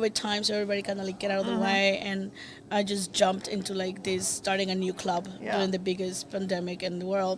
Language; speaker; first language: English; non-native, fluent; Spanish